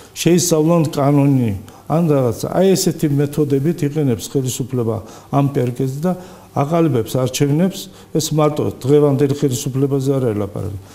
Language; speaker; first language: Georgian; non-native, local second language; Azerbaijani